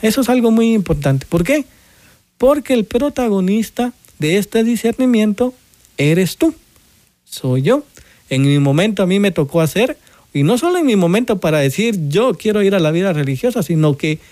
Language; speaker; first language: Spanish; native; Spanish